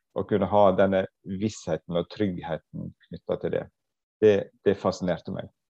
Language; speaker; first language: Norwegian; native; Norwegian